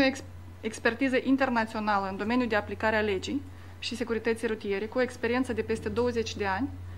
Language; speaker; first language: Romanian; native; Romanian